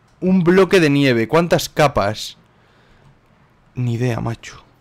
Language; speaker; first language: Spanish; native; Spanish